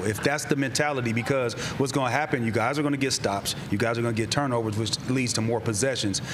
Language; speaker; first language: English; native; English